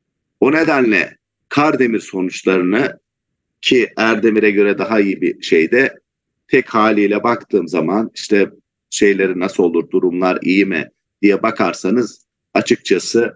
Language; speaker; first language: Turkish; native; Turkish